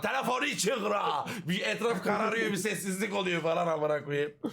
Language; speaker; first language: Turkish; native; Turkish